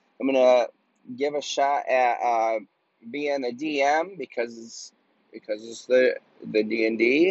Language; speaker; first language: English; native; English